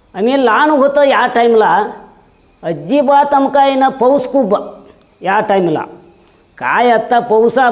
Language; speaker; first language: Marathi; native; Marathi